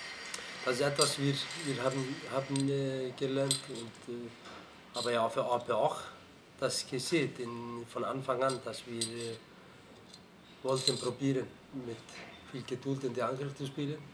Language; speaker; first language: German; non-native, fluent; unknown